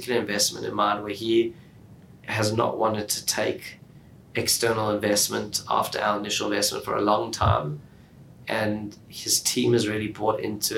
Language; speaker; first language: English; native; English